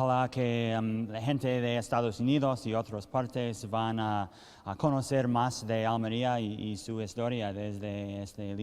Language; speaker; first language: Spanish; early bilingual, heritage; English